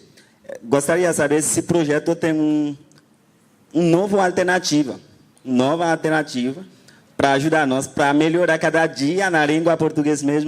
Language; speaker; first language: Portuguese; non-native, learner; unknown